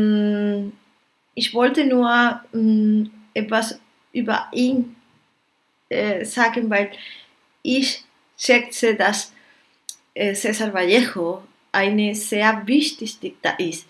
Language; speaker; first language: German; non-native, learner; Spanish